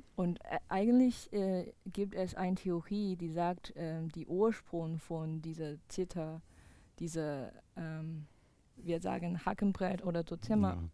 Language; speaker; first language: German; non-native, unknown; Chinese